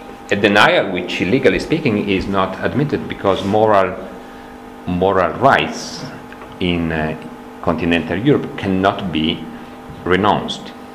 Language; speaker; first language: English; non-native, fluent; Italian